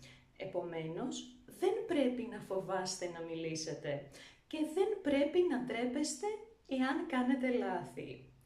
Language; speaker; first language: Greek; native; Greek